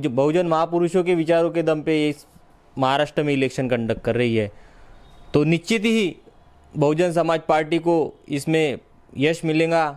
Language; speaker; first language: Hindi; non-native, local second language; Marathi